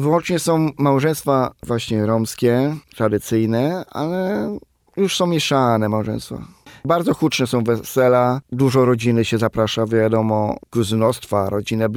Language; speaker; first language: Polish; non-native, local second language; Romany